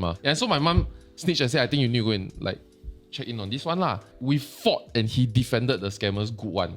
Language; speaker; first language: English; native; English